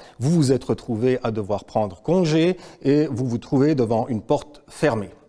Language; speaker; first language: French; native; French